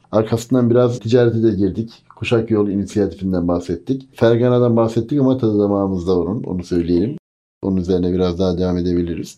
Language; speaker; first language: Turkish; native; Turkish